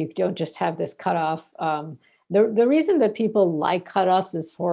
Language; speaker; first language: English; non-native, local second language; Bangla